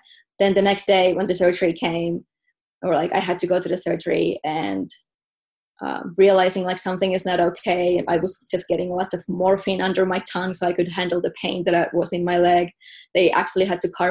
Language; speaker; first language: English; non-native, fluent; Finnish